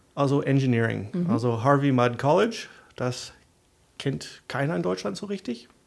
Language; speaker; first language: German; non-native, fluent; English